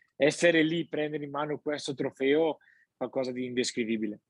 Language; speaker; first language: Italian; native; Italian